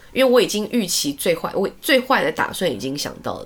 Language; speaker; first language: Chinese; early bilingual, heritage; Chinese